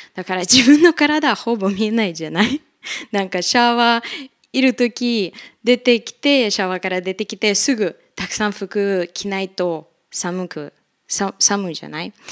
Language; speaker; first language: Japanese; non-native, fluent; Russian